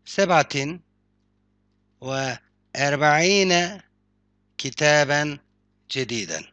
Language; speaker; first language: Arabic; non-native, fluent; Turkish